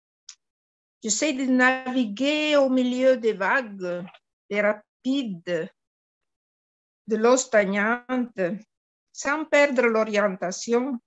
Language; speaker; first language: French; non-native, fluent; Italian